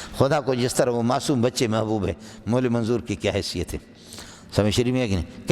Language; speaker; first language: Urdu; non-native, local second language; Brahui